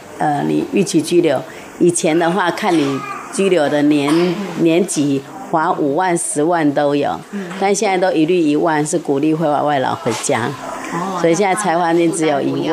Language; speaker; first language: Chinese; native; Chinese